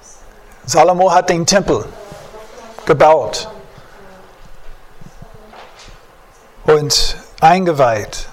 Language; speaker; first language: German; non-native, fluent; English